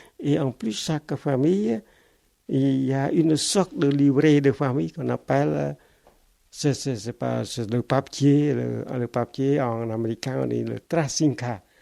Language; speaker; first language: French; non-native, fluent; Khmer